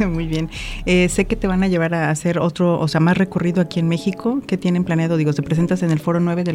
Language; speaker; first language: Spanish; native; Spanish